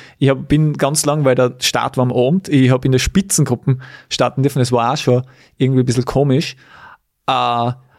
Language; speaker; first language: German; native; German